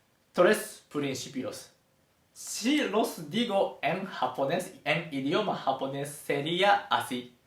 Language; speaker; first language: Spanish; non-native, fluent; Japanese